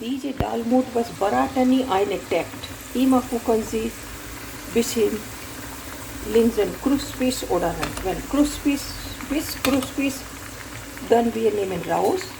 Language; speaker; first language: German; non-native, learner; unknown